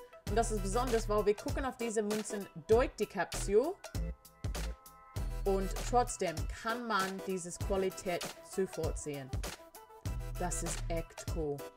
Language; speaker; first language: German; non-native, learner; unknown